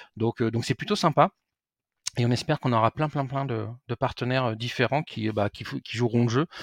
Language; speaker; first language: French; native; French